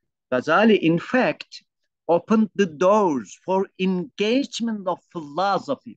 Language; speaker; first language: English; non-native, fluent; Turkish